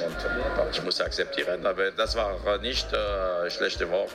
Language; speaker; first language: German; non-native, learner; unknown